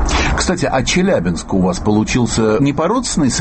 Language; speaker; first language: Russian; native; Russian